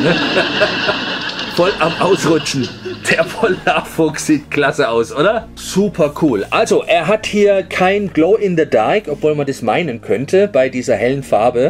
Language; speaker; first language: German; native; German